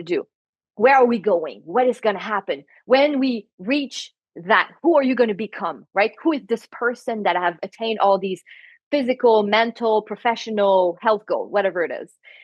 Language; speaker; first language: English; non-native, fluent; French